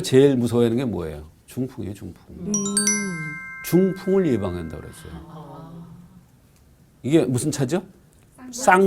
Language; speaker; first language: Korean; native; Korean